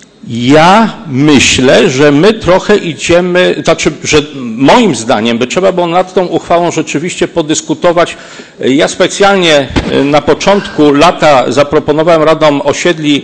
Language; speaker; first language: Polish; native; Polish